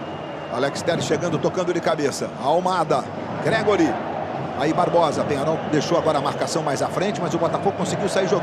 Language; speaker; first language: Portuguese; native; Portuguese